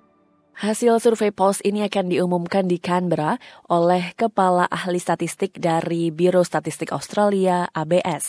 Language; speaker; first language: Indonesian; native; Indonesian